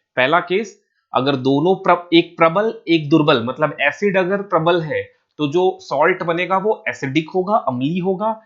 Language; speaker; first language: Hindi; native; Hindi